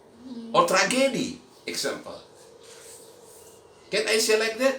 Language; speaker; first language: English; non-native, learner; Indonesian